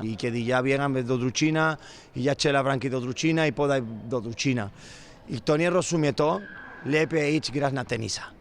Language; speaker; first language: Polish; non-native, learner; Spanish